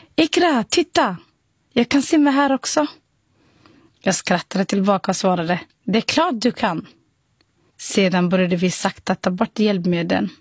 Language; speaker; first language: Swedish; non-native, fluent; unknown